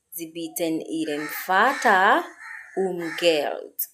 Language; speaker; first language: German; non-native, learner; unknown